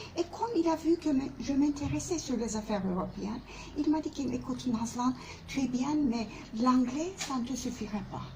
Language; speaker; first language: French; non-native, fluent; Turkish